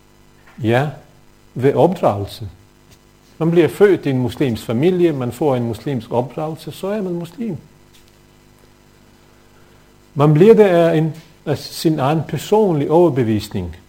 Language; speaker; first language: Danish; non-native, fluent; Bosnian